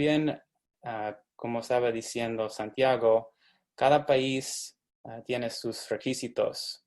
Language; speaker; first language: Spanish; non-native, fluent; English